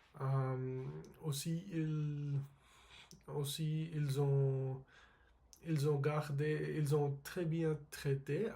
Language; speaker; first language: French; non-native, learner; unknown